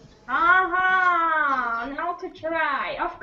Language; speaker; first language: English; non-native, learner; Russian